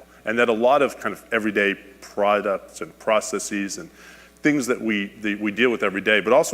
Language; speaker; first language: English; native; English